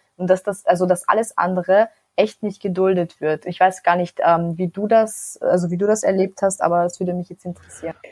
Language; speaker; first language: German; early bilingual, other home language; Macedonian